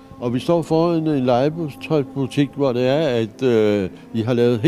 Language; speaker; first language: Danish; native; Danish